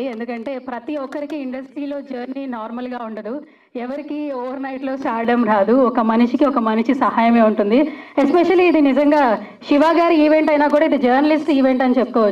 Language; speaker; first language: Telugu; native; Telugu